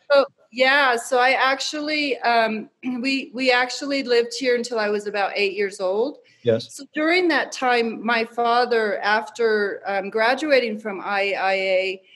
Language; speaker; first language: English; native; English